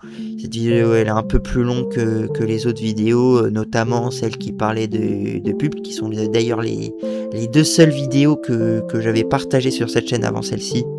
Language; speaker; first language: French; native; French